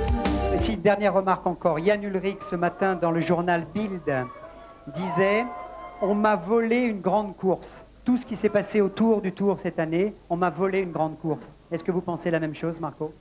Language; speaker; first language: French; native; French